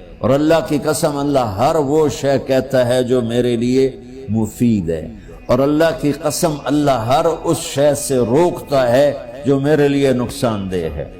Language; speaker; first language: Urdu; non-native, local second language; Punjabi